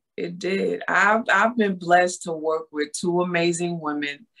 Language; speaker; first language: English; native; English